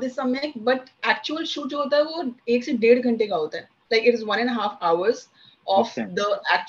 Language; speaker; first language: English; non-native, local second language; Hindi